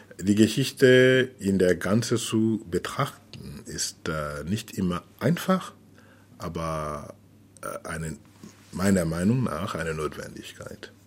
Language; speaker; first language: German; non-native, fluent; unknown